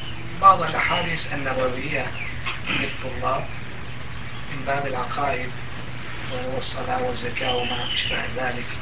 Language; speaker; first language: Arabic; non-native, local second language; Turkish